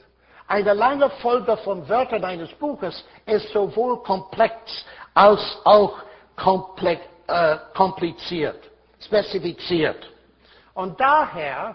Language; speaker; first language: German; non-native, fluent; English